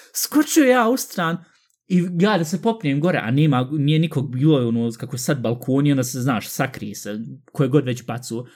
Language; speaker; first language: Bosnian; early bilingual, heritage; Bosnian